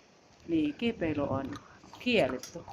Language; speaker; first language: Finnish; non-native, learner; Filipino